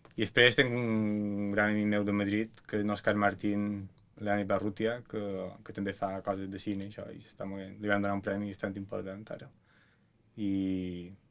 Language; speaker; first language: Catalan; native; Catalan